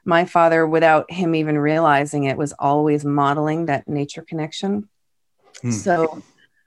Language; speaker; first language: English; native; English